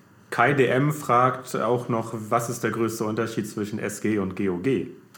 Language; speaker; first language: German; native; German